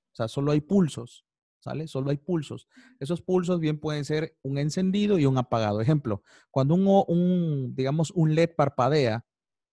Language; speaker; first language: Spanish; native; Spanish